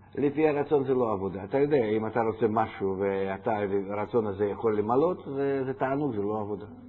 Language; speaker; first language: Hebrew; non-native, fluent; Russian